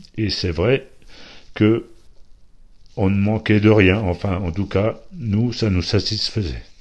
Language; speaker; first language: French; early bilingual, other home language; Polish